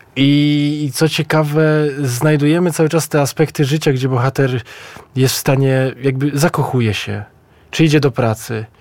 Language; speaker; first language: Polish; native; Polish